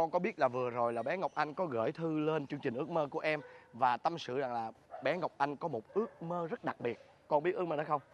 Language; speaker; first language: Vietnamese; native; Vietnamese